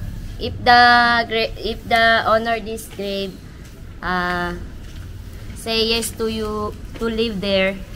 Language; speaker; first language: English; non-native, learner; Filipino